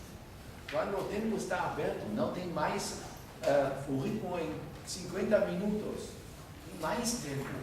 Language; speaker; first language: Portuguese; non-native, fluent; German